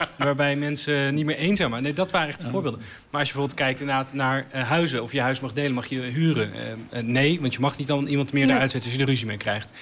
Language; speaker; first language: Dutch; native; Dutch